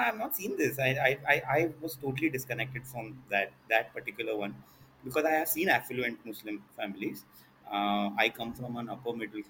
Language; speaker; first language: English; non-native, local second language; Hindi